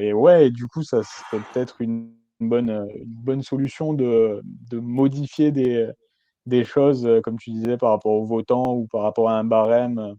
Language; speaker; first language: French; native; French